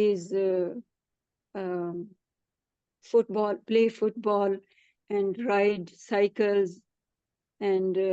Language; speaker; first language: English; non-native, learner; Urdu